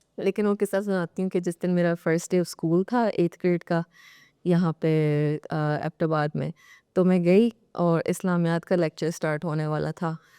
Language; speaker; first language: Urdu; native; Urdu